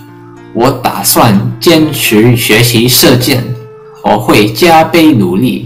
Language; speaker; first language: Chinese; early bilingual, heritage; English